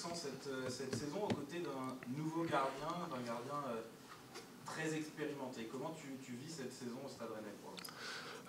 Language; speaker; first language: French; native; French